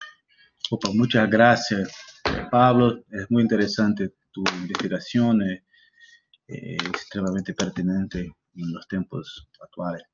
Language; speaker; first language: Spanish; non-native, learner; Portuguese